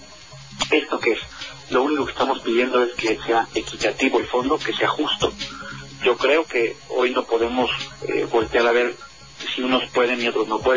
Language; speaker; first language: Spanish; native; Spanish